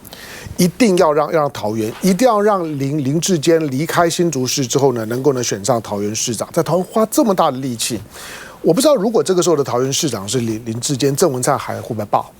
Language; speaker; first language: Chinese; native; Chinese